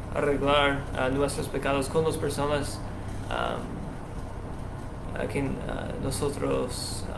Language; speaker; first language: Spanish; non-native, learner; English